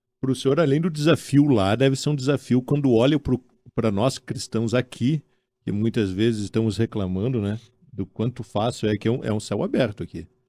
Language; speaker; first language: Portuguese; native; Portuguese